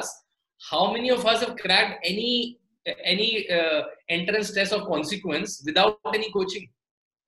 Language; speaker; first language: English; non-native, local second language; Hindi